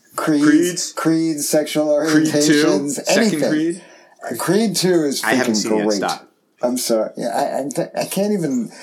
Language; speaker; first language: English; early bilingual, other home language; German